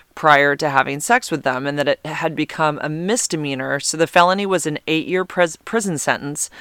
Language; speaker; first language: English; native; English